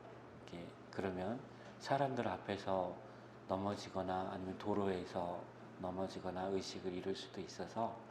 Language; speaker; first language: Korean; native; Korean